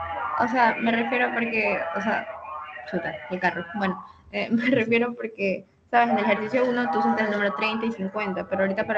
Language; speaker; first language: Spanish; native; Spanish